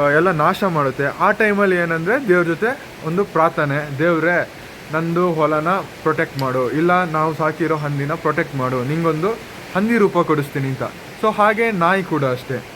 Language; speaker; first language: Kannada; non-native, local second language; Kodava